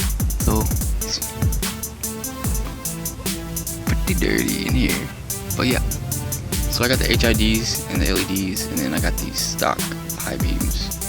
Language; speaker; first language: English; native; English